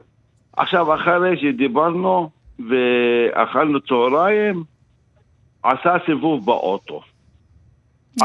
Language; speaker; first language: Hebrew; non-native, local second language; Arabic